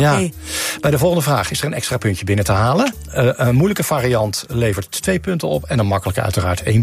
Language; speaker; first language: Dutch; native; Dutch